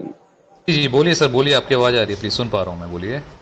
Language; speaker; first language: Hindi; native; Hindi